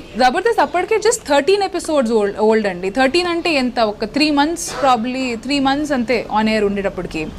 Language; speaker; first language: Telugu; non-native, local second language; Odia